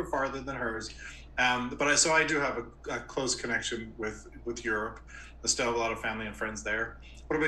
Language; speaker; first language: English; native; English